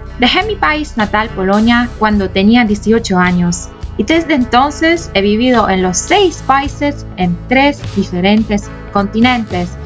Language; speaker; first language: Spanish; non-native, fluent; Polish